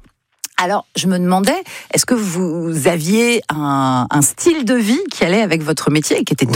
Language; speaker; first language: French; native; French